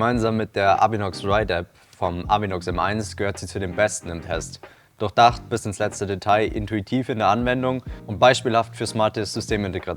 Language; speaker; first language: German; native; German